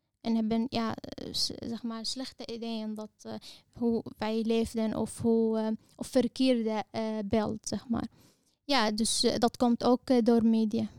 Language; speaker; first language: Dutch; non-native, fluent; Arabic